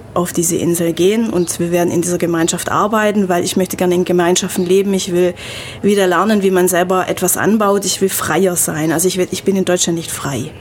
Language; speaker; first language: German; native; German